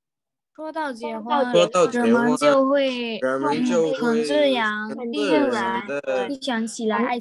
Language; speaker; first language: Chinese; non-native, learner; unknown